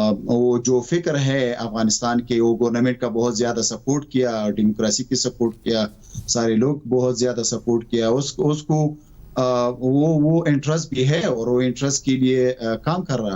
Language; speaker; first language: Hindi; non-native, fluent; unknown